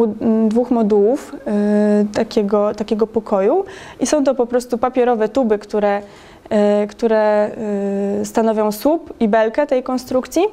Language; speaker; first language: Polish; native; Polish